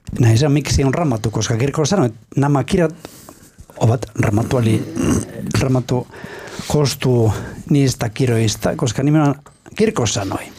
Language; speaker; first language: Finnish; non-native, fluent; Spanish